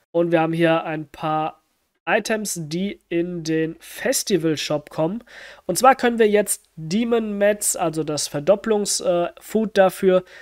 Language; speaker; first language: German; native; German